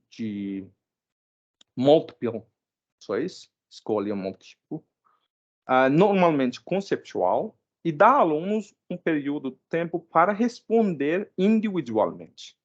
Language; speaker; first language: Portuguese; non-native, fluent; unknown